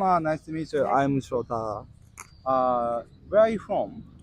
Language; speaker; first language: English; non-native, learner; Japanese